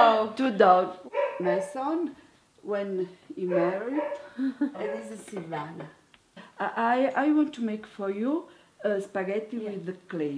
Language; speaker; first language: English; non-native, learner; Italian